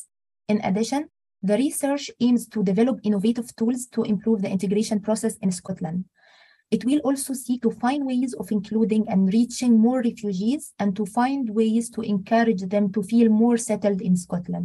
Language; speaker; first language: English; non-native, fluent; Arabic